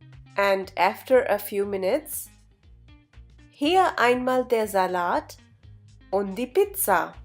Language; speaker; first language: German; non-native, fluent; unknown